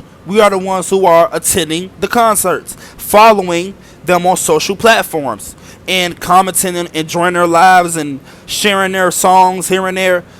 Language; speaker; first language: English; native; English